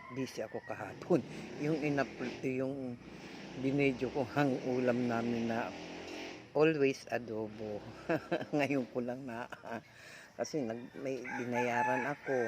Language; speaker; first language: Filipino; non-native, local second language; Bikol